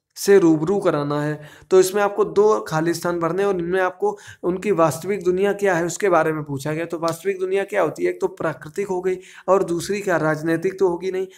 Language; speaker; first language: Hindi; native; Hindi